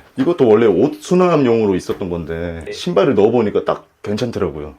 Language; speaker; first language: Korean; native; Korean